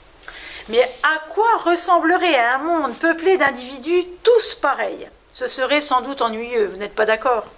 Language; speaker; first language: French; native; French